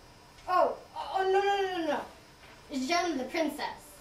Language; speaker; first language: French; non-native, learner; English